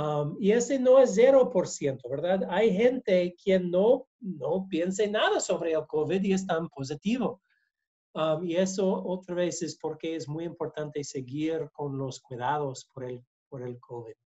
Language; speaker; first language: Spanish; non-native, learner; English